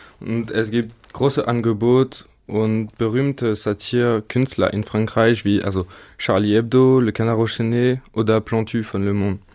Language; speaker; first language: German; non-native, fluent; French